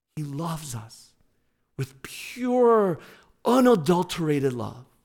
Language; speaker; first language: English; native; English